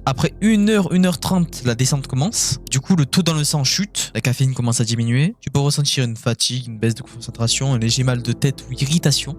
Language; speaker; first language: French; native; French